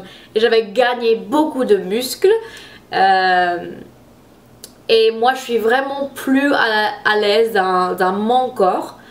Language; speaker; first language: French; non-native, fluent; English